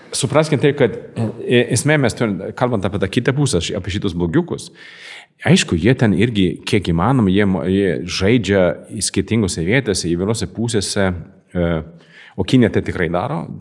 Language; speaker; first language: Lithuanian; non-native, fluent; Swedish